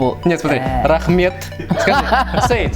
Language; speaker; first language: Russian; native; Russian